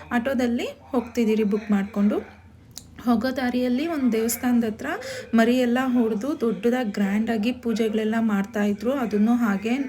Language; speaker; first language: Kannada; non-native, local second language; Telugu